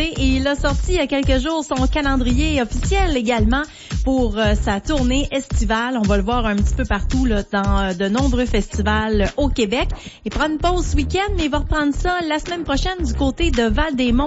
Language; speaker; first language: French; native; French